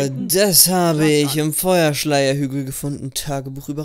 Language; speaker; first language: German; native; German